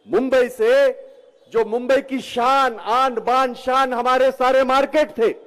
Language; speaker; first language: Hindi; non-native, local second language; Marathi